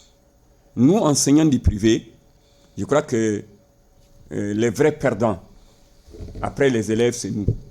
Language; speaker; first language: French; non-native, local second language; Bambara